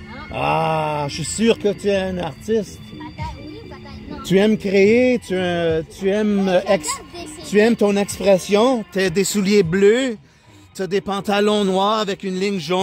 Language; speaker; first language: French; non-native, local second language; English